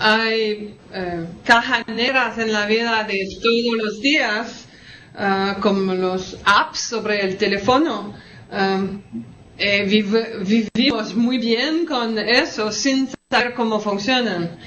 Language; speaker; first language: Spanish; non-native, learner; French